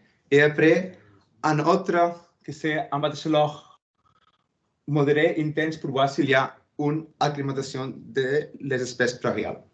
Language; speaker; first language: French; non-native, fluent; Spanish